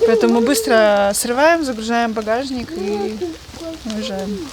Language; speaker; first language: Russian; native; Russian